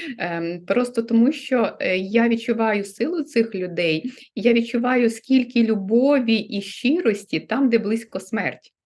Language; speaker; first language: Ukrainian; non-native, local second language; Russian